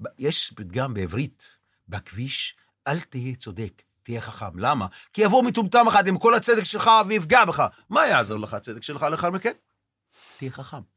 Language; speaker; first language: Hebrew; non-native, local second language; Arabic